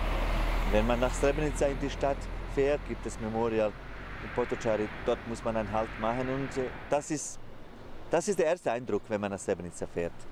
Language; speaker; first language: German; non-native, fluent; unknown